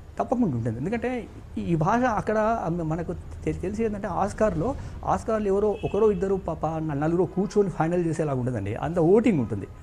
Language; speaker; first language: Telugu; native; Telugu